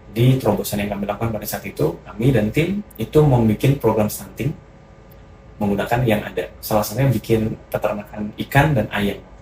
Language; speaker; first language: Indonesian; native; Indonesian